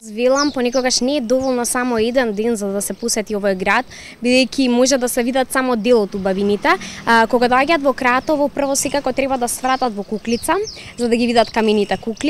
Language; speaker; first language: Macedonian; native; Macedonian